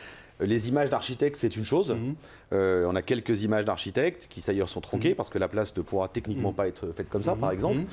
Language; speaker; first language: French; native; French